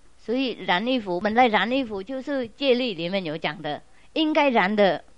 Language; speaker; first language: Chinese; non-native, fluent; Vietnamese